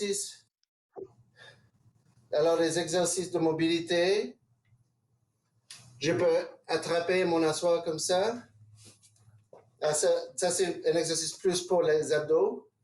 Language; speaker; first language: French; non-native, local second language; English